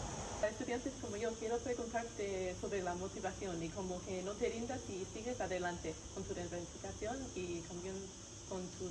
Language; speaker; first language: Spanish; non-native, learner; English